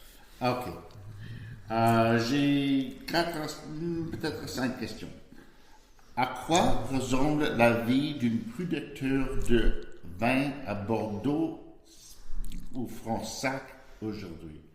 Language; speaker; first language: French; non-native, learner; English